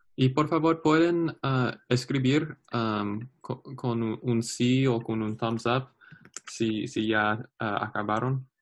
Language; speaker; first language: Spanish; non-native, learner; English